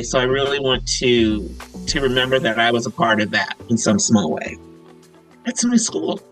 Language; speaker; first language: English; native; English